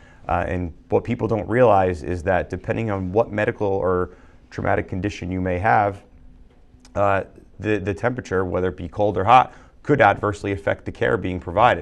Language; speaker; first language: English; native; English